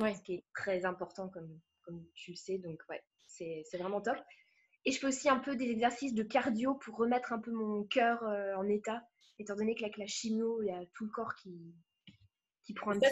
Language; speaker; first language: French; native; French